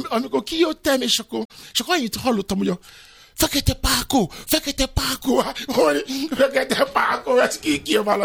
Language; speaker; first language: Hungarian; non-native, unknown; Yoruba